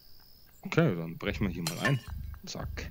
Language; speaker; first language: German; native; German